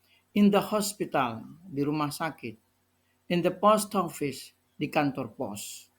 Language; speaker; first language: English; non-native, fluent; Indonesian